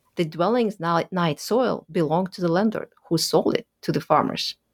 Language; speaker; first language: English; early bilingual, other home language; Russian